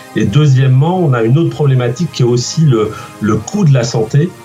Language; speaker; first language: French; native; French